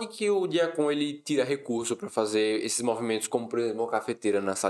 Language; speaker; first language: Portuguese; native; Portuguese